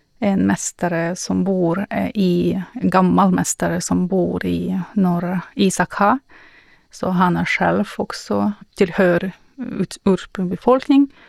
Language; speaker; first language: Swedish; non-native, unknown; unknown